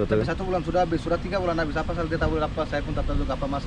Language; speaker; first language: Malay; non-native, learner; Bangla